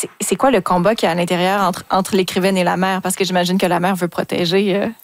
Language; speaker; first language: French; native; French